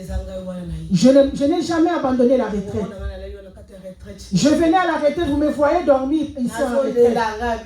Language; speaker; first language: French; non-native, local second language; Lingala